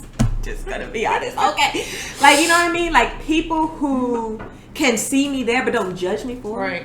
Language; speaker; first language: English; native; English